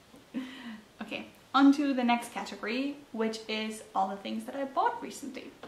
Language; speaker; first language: English; non-native, fluent; German